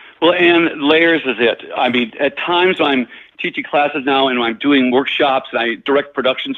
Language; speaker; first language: English; native; English